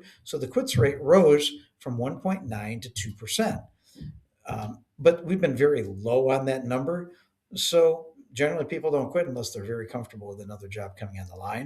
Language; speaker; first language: English; native; English